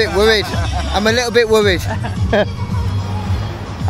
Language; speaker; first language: English; native; English